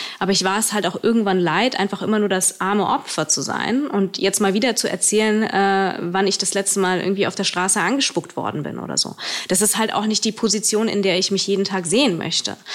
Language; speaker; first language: German; early bilingual, other home language; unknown